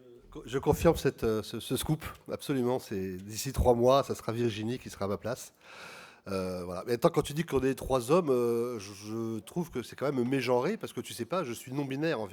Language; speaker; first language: French; native; French